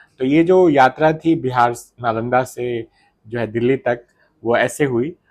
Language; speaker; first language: Hindi; native; Hindi